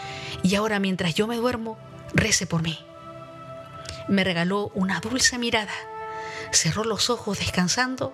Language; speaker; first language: Spanish; native; Spanish